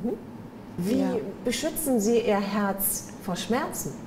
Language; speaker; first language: German; native; German